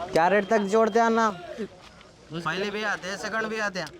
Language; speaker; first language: Hindi; non-native, local second language; Telugu